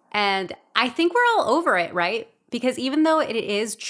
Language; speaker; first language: English; early bilingual, other home language; Spanish